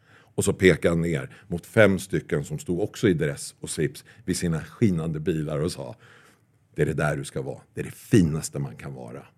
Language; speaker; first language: Swedish; native; Swedish